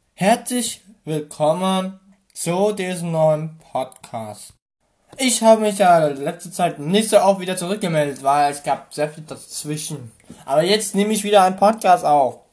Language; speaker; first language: German; native; German